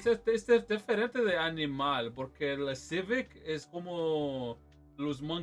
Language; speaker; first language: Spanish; early bilingual, heritage; English